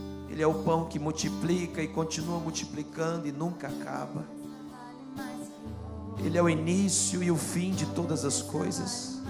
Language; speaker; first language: Portuguese; native; Portuguese